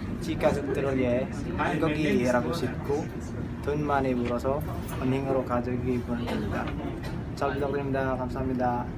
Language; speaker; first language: Korean; non-native, learner; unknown